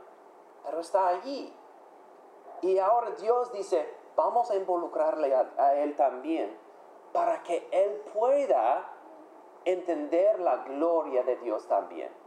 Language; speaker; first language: Spanish; non-native, fluent; English